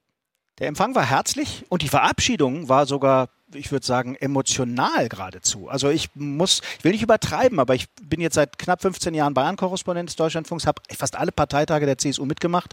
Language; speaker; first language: German; native; German